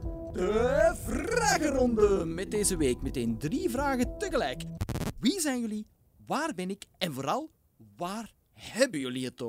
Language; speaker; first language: Dutch; native; Dutch